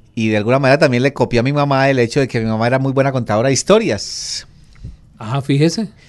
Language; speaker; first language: Spanish; native; Spanish